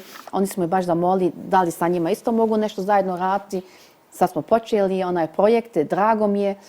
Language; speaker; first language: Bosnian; early bilingual, heritage; Bosnian